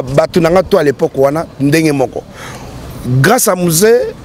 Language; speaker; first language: French; non-native, local second language; Lingala